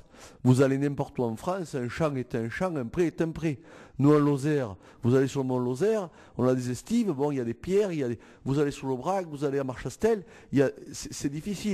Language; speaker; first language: French; native; French